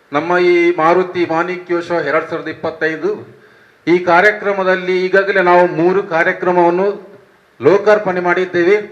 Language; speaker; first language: Kannada; native; Kannada